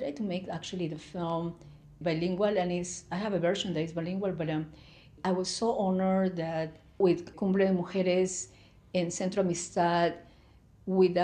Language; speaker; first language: English; non-native, fluent; Spanish